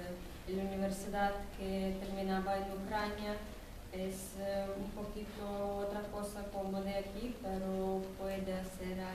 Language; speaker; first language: Spanish; non-native, learner; Ukrainian